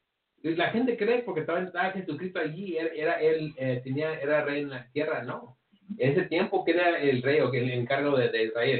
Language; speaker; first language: Spanish; early bilingual, heritage; English